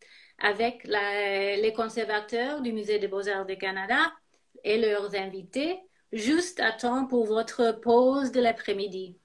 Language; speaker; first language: French; non-native, fluent; English